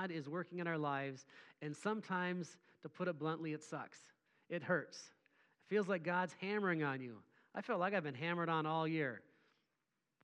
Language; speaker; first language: English; native; English